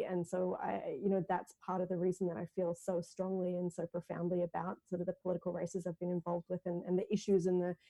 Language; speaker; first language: English; native; English